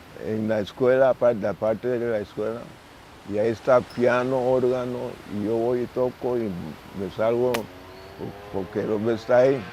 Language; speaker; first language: Spanish; non-native, local second language; English